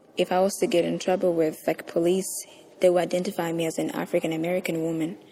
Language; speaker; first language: English; early bilingual, other home language; Kinyarwanda